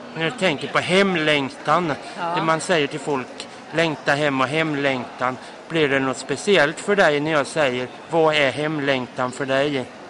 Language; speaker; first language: Swedish; native; Swedish